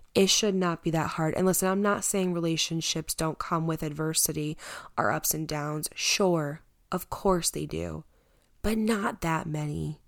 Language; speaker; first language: English; native; English